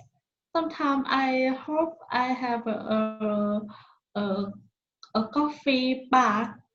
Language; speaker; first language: English; non-native, learner; Vietnamese